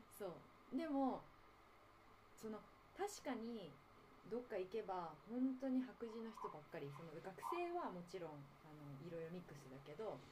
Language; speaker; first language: Japanese; native; Japanese